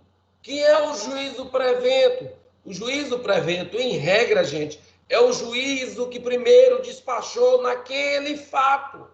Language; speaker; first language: Portuguese; native; Portuguese